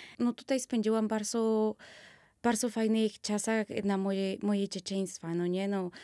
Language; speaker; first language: Polish; early bilingual, heritage; Spanish